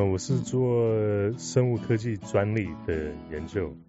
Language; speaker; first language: Chinese; early bilingual, heritage; Chinese